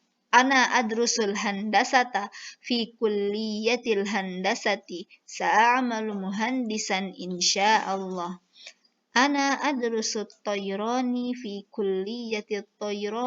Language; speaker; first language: Arabic; non-native, fluent; Indonesian